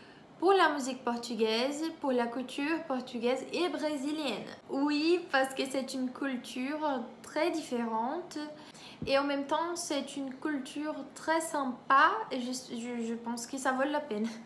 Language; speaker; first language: French; non-native, fluent; Portuguese